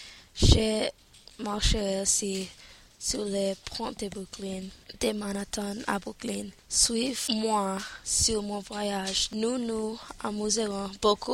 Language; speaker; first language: French; non-native, learner; English